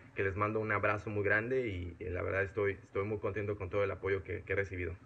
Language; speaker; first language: Spanish; native; Spanish